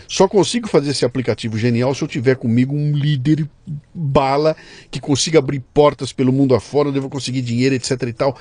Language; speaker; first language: Portuguese; native; Portuguese